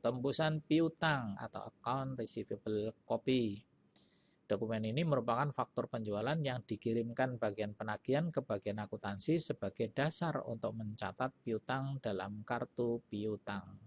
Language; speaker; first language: Indonesian; native; Indonesian